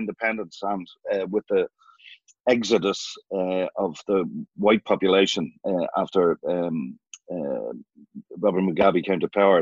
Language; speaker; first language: English; native; English